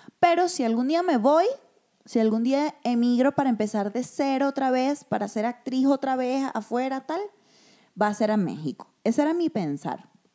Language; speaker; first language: Spanish; native; Spanish